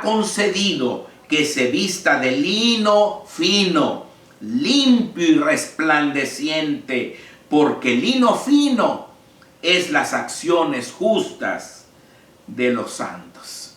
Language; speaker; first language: Spanish; native; Spanish